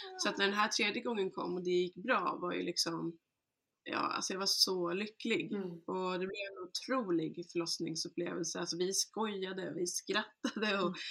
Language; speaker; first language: Swedish; early bilingual, other home language; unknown